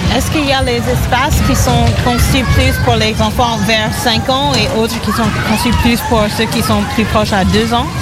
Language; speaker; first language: French; non-native, fluent; English